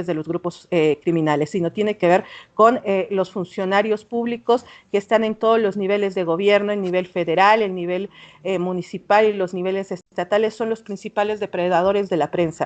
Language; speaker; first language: Spanish; native; Spanish